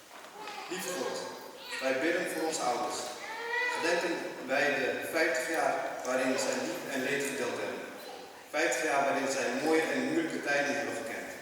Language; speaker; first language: Dutch; early bilingual, other home language; Tamil